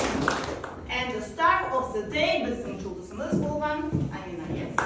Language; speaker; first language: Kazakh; native; Kazakh